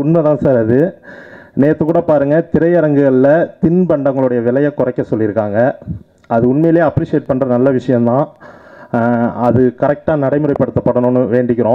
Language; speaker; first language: Tamil; native; Tamil